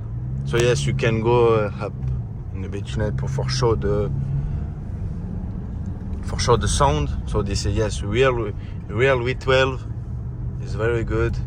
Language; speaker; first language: English; non-native, learner; French